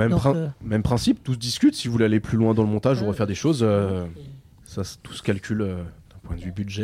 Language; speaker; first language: French; native; French